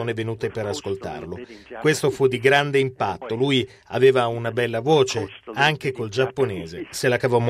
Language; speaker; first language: Italian; non-native, fluent; English